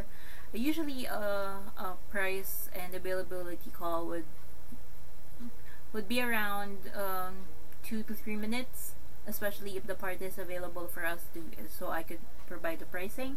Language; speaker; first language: English; non-native, local second language; Filipino